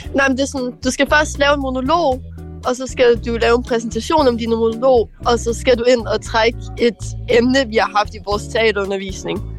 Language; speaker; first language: Danish; native; Danish